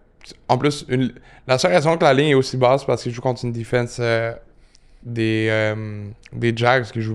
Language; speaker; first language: French; native; French